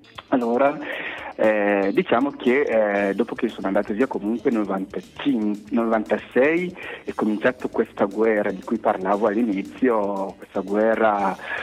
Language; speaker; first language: Italian; non-native, fluent; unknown